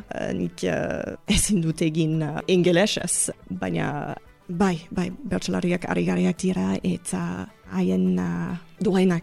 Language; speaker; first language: Basque; non-native, learner; English